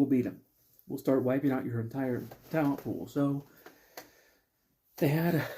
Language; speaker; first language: English; native; English